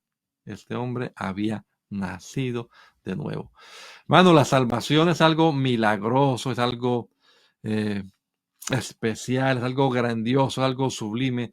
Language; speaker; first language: Spanish; native; Spanish